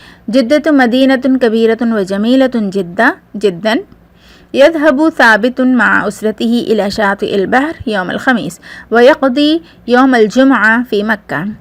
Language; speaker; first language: Arabic; non-native, fluent; Urdu